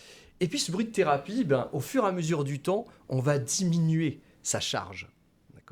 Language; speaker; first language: French; native; French